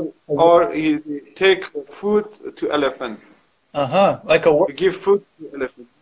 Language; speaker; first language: English; non-native, learner; Kurdish